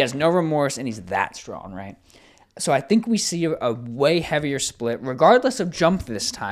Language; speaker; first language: English; native; English